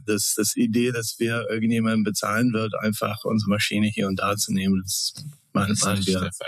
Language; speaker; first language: German; non-native, fluent; English